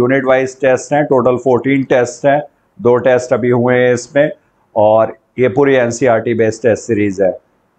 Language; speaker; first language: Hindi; native; Hindi